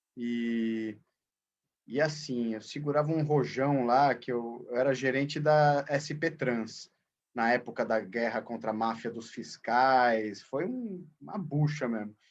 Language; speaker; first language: Portuguese; native; Portuguese